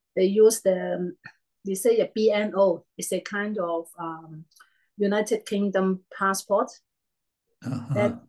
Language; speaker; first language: English; non-native, learner; Cantonese